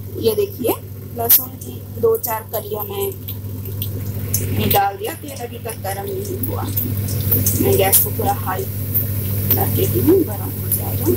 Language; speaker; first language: Hindi; non-native, local second language; Bangla